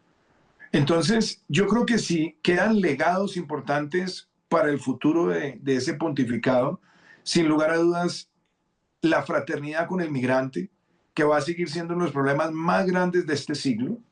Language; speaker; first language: Spanish; native; Spanish